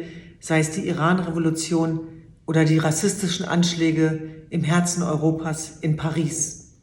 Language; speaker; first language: German; early bilingual, other home language; Kurdish